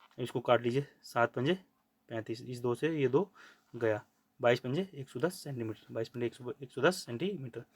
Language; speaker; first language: Hindi; native; Hindi